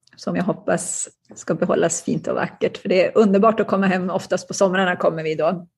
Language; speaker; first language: Swedish; native; Swedish